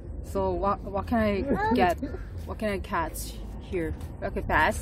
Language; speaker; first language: English; non-native, learner; Korean